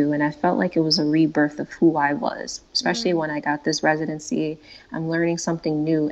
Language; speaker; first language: English; native; English